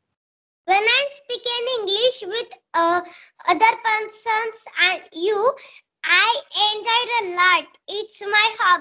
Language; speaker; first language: English; non-native, local second language; Marathi